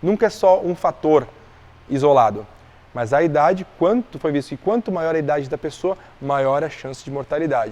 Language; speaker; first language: Portuguese; native; Portuguese